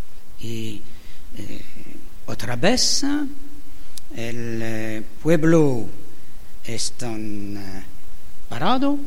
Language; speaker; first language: Spanish; non-native, learner; French